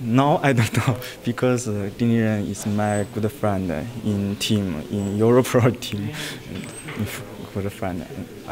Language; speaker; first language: English; non-native, learner; Chinese